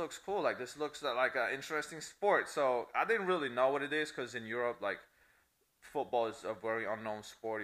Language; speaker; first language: English; non-native, fluent; Italian